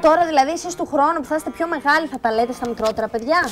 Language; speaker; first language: Greek; native; Greek